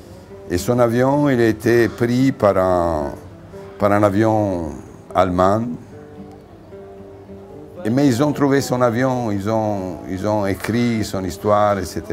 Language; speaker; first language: French; non-native, fluent; Italian